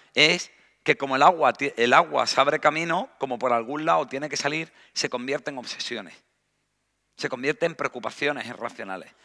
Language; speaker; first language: Spanish; native; Spanish